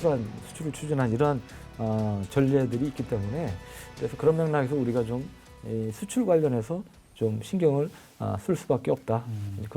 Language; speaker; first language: Korean; native; Korean